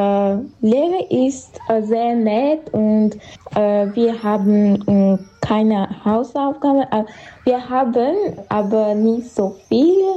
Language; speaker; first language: German; non-native, learner; Armenian